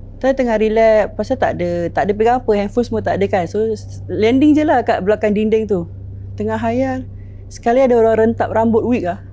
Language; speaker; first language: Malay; native; Malay